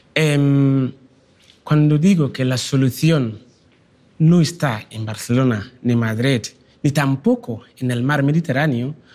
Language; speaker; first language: Spanish; non-native, fluent; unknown